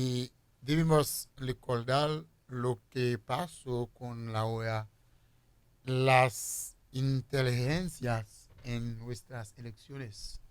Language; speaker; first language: Spanish; non-native, fluent; Haitian Creole